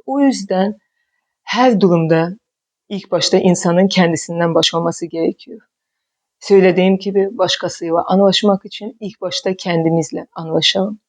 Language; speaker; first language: Turkish; non-native, fluent; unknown